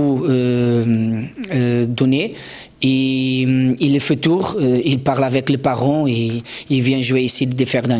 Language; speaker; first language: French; non-native, learner; Portuguese